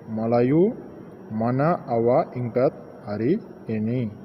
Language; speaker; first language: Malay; non-native, learner; Nepali